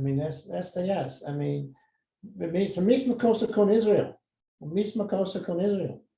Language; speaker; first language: Spanish; non-native, fluent; English